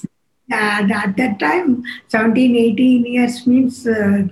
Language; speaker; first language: English; non-native, local second language; Tamil